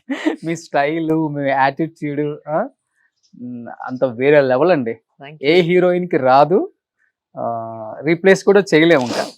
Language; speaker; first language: Telugu; native; Telugu